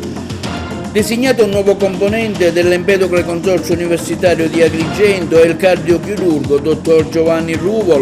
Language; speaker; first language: Italian; native; Italian